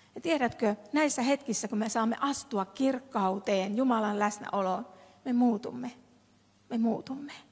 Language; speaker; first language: Finnish; native; Finnish